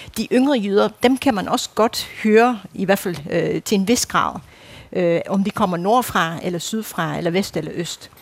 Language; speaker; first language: Danish; non-native, fluent; Dutch